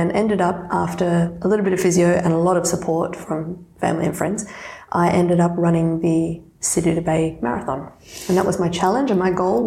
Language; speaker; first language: English; non-native, local second language; Serbian